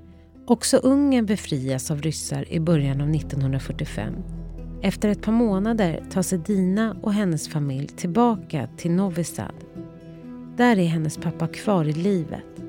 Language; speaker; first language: Swedish; native; Swedish